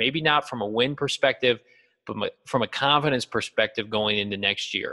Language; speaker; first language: English; native; English